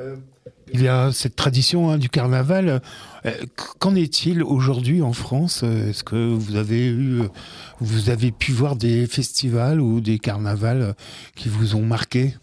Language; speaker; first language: French; native; French